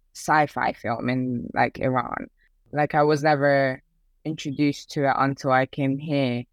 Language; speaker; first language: English; early bilingual, other home language; Persian